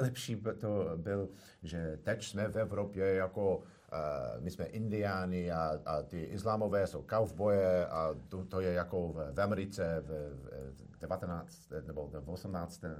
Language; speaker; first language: Czech; non-native, fluent; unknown